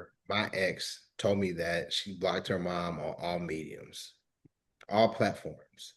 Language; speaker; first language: English; native; English